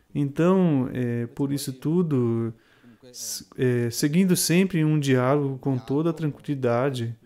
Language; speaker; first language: Portuguese; non-native, fluent; Italian